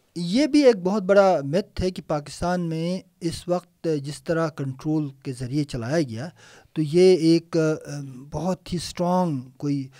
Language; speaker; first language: Urdu; non-native, local second language; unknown